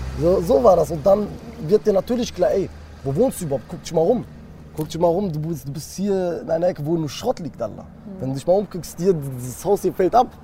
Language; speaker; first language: German; early bilingual, other home language; Kurdish